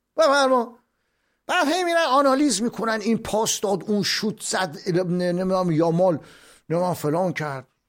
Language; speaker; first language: Persian; native; Persian